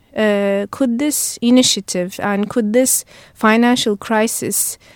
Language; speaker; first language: English; non-native, fluent; Turkish